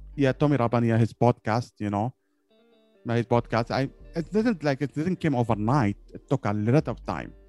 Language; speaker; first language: English; non-native, learner; Arabic